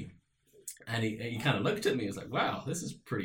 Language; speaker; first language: English; native; English